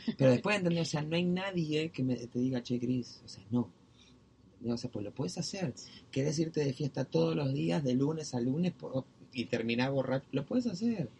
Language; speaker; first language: Spanish; native; Spanish